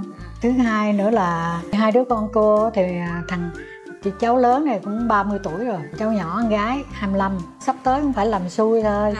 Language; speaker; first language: Vietnamese; native; Vietnamese